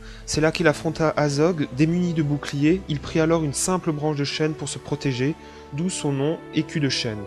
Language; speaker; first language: French; native; French